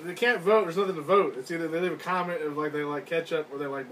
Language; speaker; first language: English; native; English